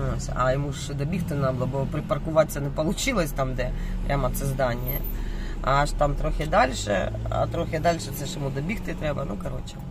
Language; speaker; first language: Ukrainian; non-native, local second language; Russian